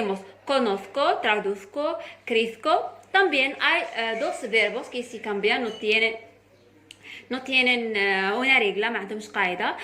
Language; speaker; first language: Spanish; non-native, fluent; Arabic